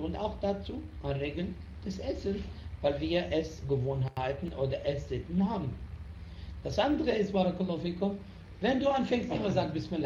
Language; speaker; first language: German; non-native, fluent; Arabic